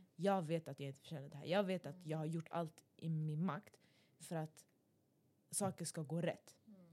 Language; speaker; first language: Swedish; early bilingual, other home language; Arabic